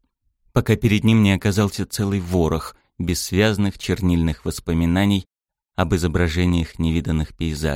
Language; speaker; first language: Russian; native; Russian